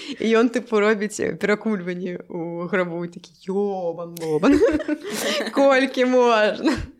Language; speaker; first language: Belarusian; non-native, local second language; Russian